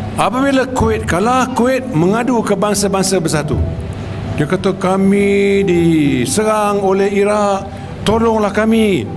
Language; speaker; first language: Malay; native; Malay